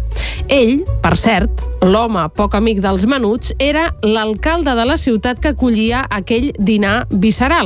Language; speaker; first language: Catalan; native; Catalan